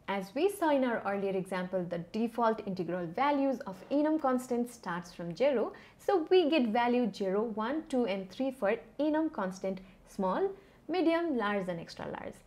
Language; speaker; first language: English; non-native, local second language; Nepali